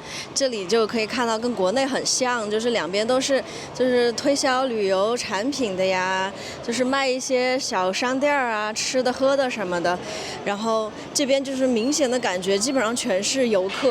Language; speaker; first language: Chinese; native; Chinese